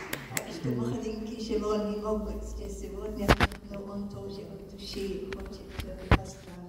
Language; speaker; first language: Russian; non-native, fluent; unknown